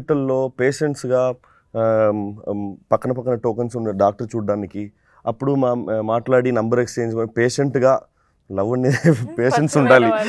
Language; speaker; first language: Telugu; non-native, fluent; Tamil